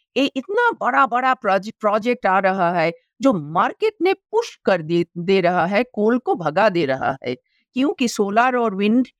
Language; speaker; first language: Hindi; non-native, local second language; Bangla